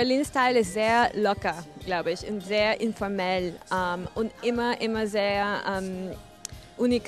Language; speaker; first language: German; non-native, fluent; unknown